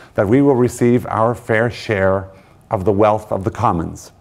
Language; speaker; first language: English; native; English